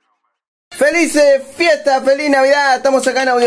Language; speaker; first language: Spanish; native; Spanish